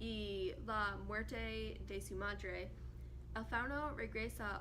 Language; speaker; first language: Spanish; non-native, learner; English